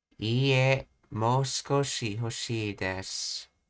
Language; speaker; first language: Japanese; non-native, learner; English